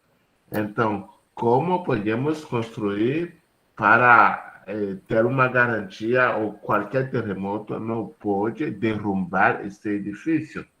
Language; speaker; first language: Portuguese; non-native, learner; Haitian Creole